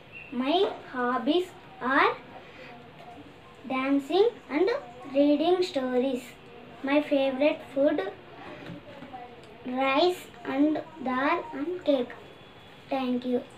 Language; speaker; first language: English; non-native, learner; Telugu